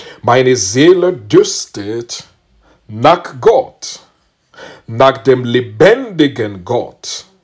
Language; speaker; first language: German; non-native, learner; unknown